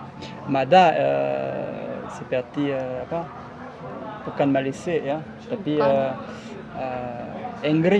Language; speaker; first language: Indonesian; non-native, learner; French